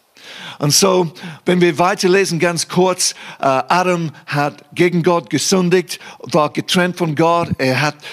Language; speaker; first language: German; non-native, fluent; English